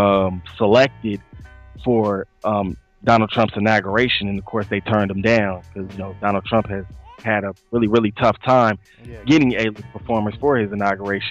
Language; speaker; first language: English; native; English